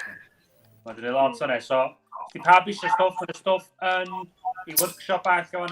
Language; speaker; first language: Welsh; native; Welsh